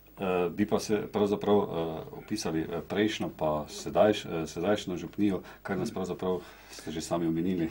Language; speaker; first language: Slovenian; native; Slovenian